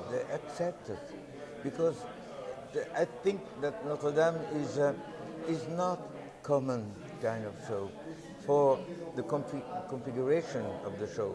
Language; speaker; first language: English; non-native, fluent; Italian